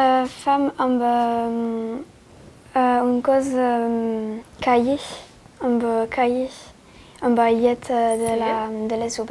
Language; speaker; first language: Catalan; non-native, learner; French